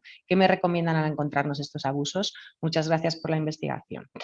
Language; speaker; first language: Spanish; native; Spanish